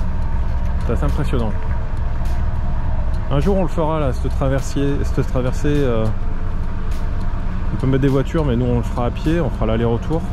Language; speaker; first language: French; native; French